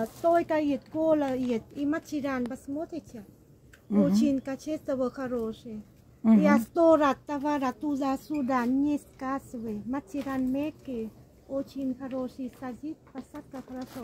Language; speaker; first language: Russian; non-native, learner; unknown